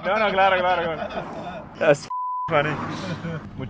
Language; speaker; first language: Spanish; non-native, learner; Arabic